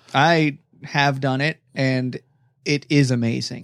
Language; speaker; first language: English; native; English